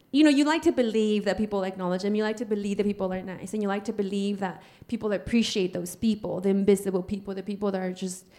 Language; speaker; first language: English; early bilingual, other home language; Spanish